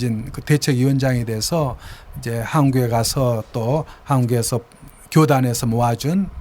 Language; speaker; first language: Korean; native; Korean